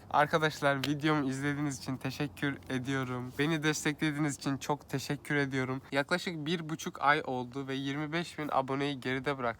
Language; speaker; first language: Turkish; native; Turkish